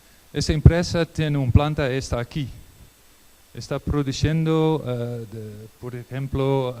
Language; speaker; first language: Spanish; non-native, learner; Dutch